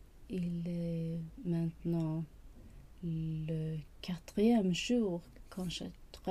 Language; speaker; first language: French; non-native, learner; Swedish